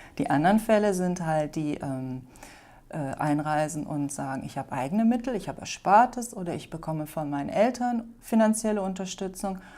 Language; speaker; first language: German; native; German